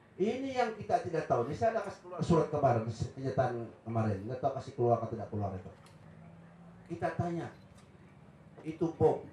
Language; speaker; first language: Malay; non-native, local second language; Central Dusun